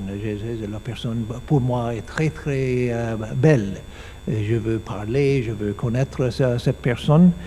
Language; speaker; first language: French; non-native, learner; English